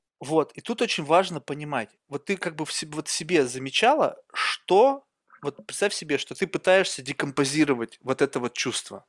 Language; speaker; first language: Russian; native; Russian